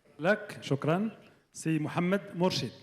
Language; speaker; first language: Arabic; native; Arabic